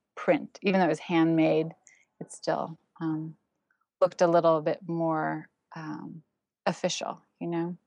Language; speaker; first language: English; non-native, fluent; German